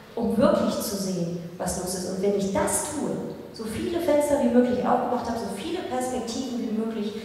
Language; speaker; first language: German; native; German